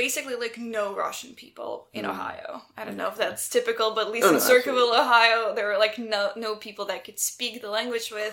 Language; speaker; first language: English; non-native, fluent; Russian